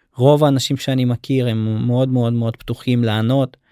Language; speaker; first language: Hebrew; non-native, fluent; Russian